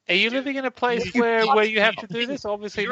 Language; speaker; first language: English; native; English